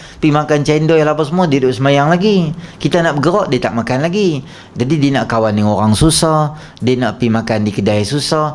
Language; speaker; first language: Malay; native; Malay